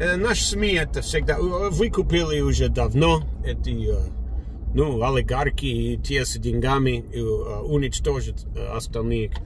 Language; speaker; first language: Russian; non-native, learner; English